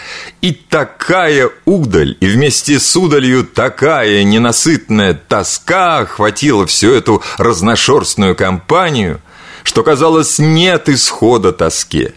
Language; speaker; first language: Russian; native; Russian